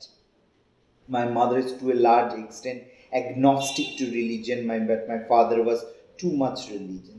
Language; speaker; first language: English; non-native, local second language; Hindi